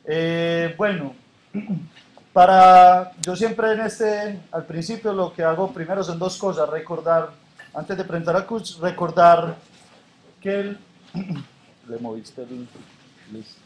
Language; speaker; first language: Spanish; native; Spanish